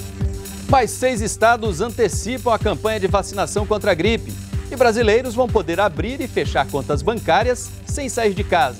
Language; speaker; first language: Portuguese; native; Portuguese